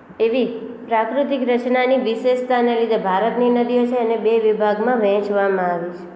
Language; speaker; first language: Gujarati; native; Gujarati